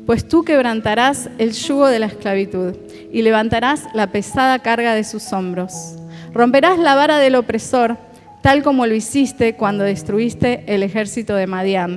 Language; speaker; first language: Spanish; native; Spanish